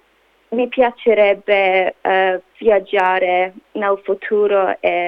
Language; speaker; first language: Italian; non-native, learner; English